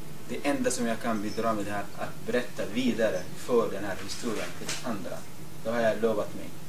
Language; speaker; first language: Swedish; non-native, fluent; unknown